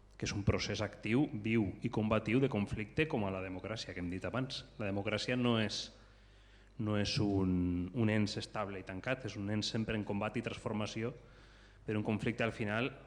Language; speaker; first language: Catalan; native; Catalan